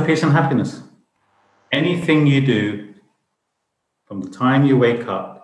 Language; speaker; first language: English; native; English